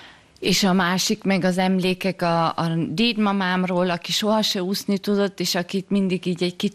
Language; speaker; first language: Hungarian; early bilingual, heritage; German